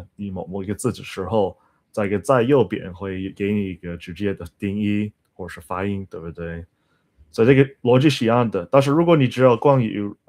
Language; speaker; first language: Chinese; non-native, learner; English